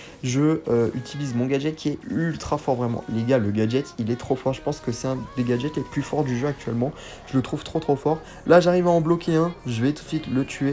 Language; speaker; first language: French; native; French